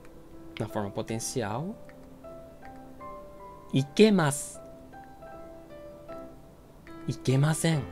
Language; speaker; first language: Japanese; non-native, fluent; Portuguese